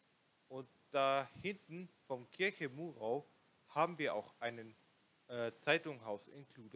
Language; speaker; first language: German; non-native, local second language; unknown